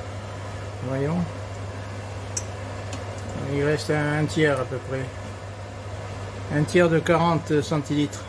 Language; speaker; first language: French; native; French